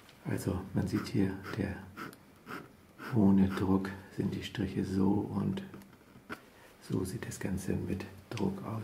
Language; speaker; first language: German; native; German